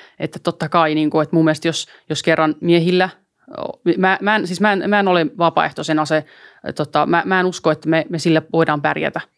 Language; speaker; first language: Finnish; early bilingual, other home language; Albanian